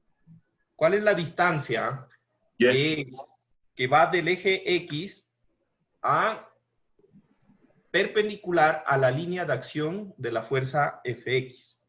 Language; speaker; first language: Spanish; native; Spanish